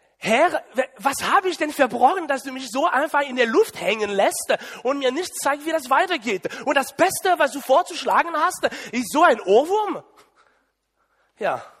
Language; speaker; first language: German; non-native, fluent; French